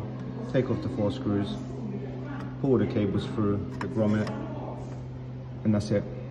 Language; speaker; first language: English; native; English